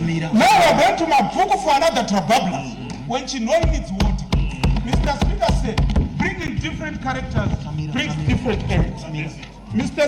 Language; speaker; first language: English; non-native, local second language; Shona